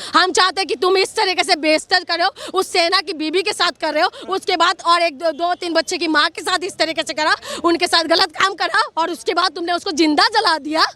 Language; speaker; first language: Hindi; non-native, local second language; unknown